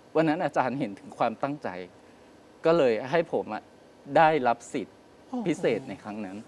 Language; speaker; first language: Thai; native; Thai